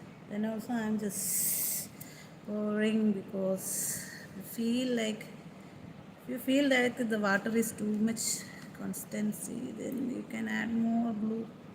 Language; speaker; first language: English; non-native, local second language; Malayalam